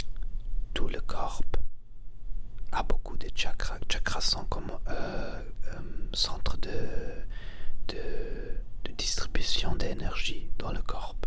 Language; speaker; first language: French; non-native, learner; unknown